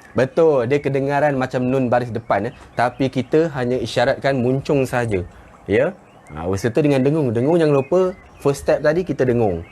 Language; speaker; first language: Malay; native; Malay